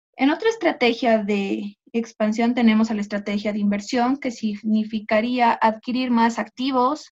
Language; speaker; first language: Spanish; native; Spanish